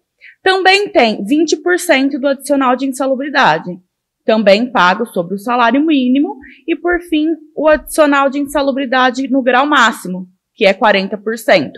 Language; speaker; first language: Portuguese; native; Portuguese